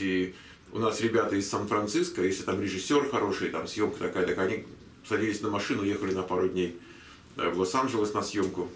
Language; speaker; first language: Russian; native; Russian